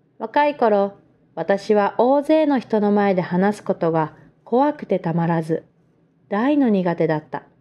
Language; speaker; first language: Japanese; non-native, fluent; Vietnamese